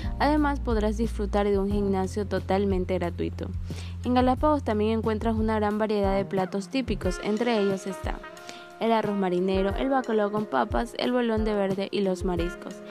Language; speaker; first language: Spanish; native; Spanish